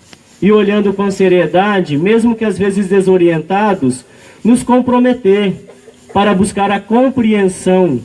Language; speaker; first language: Portuguese; native; Portuguese